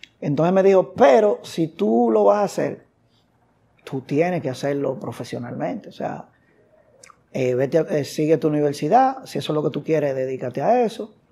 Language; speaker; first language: Spanish; native; Spanish